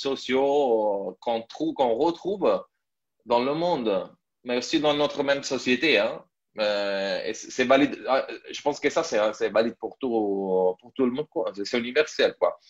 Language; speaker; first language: French; non-native, fluent; Italian